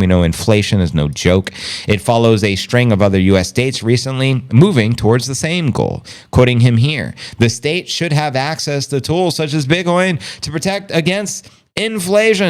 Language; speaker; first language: English; native; English